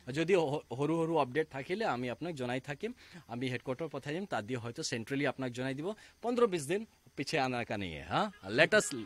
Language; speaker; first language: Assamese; non-native, fluent; Hindi